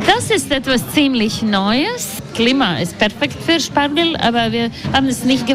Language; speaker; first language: German; non-native, learner; Latvian